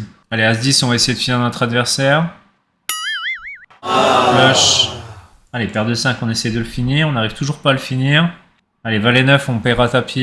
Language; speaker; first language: French; native; French